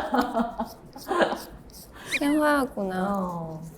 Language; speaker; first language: Korean; non-native, fluent; Chinese